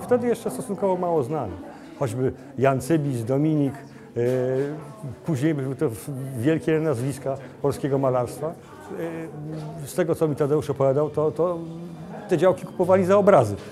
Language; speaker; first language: Polish; native; Polish